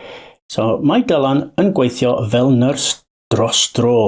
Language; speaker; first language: Welsh; non-native, learner; English